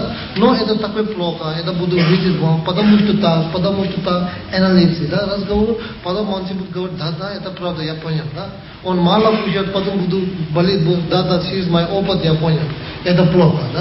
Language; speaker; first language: Russian; non-native, learner; Tibetan